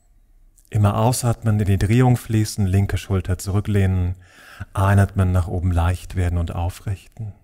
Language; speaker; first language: German; native; German